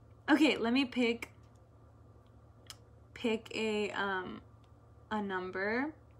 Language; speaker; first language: English; early bilingual, other home language; Spanish